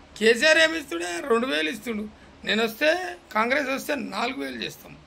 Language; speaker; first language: Telugu; native; Telugu